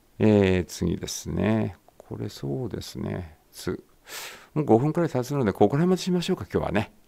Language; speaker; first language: Japanese; native; Japanese